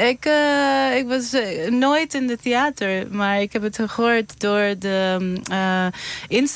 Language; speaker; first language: Dutch; non-native, learner; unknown